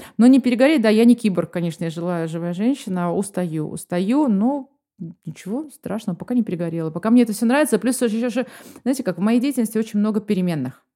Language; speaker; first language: Russian; native; Russian